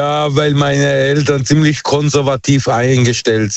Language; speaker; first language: German; early bilingual, other home language; Turkish